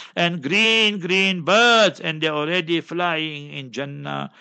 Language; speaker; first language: English; native; English